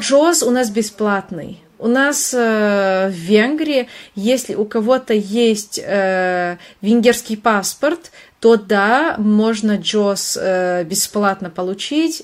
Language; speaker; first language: Russian; non-native, fluent; Hungarian